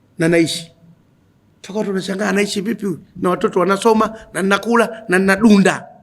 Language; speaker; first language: Swahili; native; Swahili